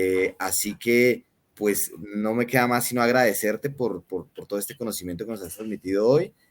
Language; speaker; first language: Spanish; native; Spanish